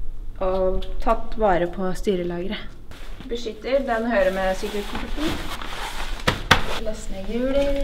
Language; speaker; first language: Norwegian; native; Norwegian